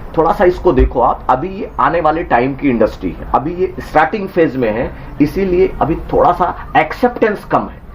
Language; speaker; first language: Hindi; native; Hindi